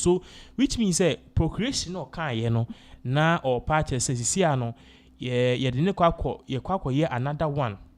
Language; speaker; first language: English; non-native, local second language; Akan